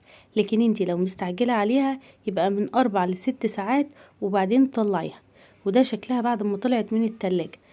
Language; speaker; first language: Arabic; native; Arabic